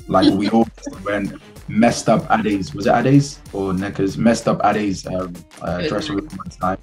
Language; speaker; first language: English; native; English